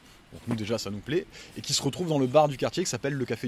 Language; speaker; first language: French; native; French